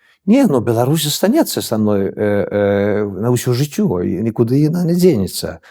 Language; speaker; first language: Russian; non-native, fluent; Swedish